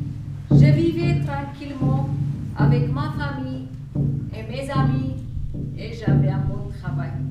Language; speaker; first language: French; non-native, learner; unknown